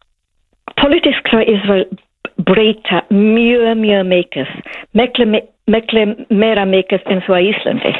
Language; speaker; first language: Icelandic; non-native, learner; English